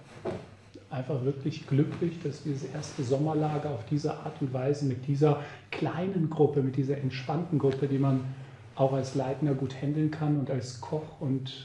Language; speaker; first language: German; native; German